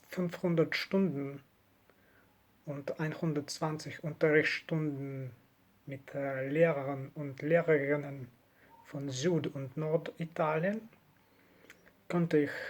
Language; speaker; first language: German; non-native, learner; Russian